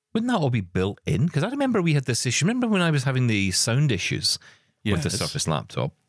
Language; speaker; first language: English; native; English